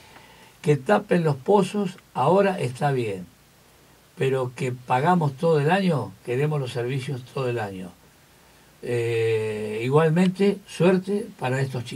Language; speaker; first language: Spanish; native; Spanish